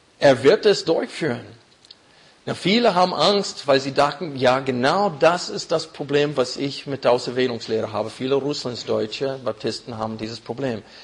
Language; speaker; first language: German; non-native, fluent; English